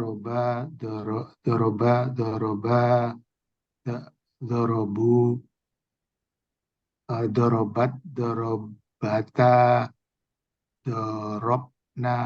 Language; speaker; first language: Arabic; non-native, learner; Indonesian